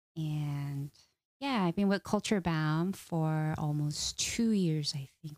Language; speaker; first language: English; non-native, fluent; Korean